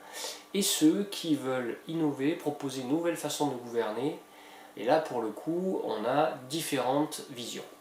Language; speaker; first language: French; native; French